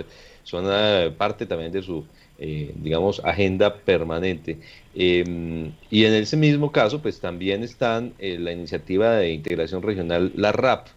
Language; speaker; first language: Spanish; native; Spanish